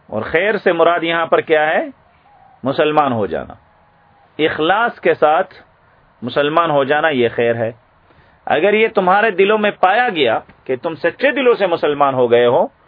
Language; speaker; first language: Urdu; native; Urdu